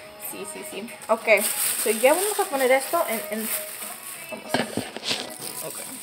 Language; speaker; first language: Spanish; early bilingual, other home language; English